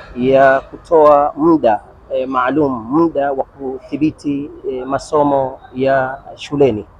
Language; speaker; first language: Swahili; native; Swahili